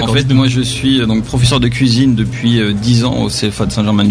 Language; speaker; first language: French; native; French